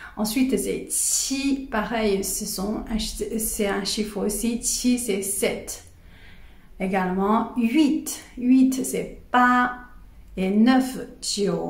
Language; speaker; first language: French; non-native, fluent; Chinese